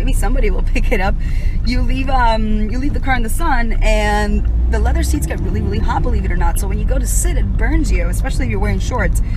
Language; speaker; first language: English; early bilingual, other home language; Spanish